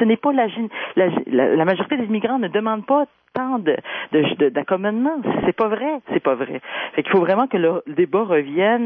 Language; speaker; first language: French; native; French